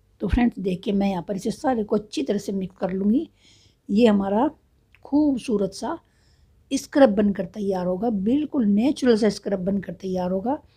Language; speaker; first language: Hindi; native; Hindi